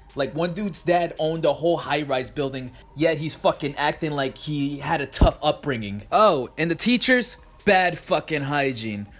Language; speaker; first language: English; early bilingual, other home language; Japanese